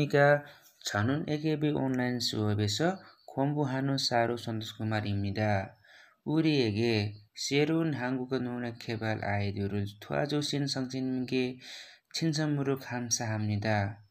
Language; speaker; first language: Korean; non-native, learner; Nepali